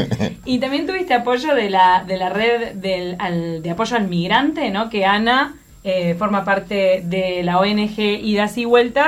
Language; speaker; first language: Spanish; native; Spanish